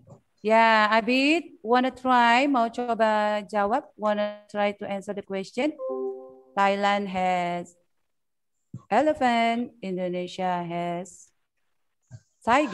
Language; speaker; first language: English; non-native, fluent; Indonesian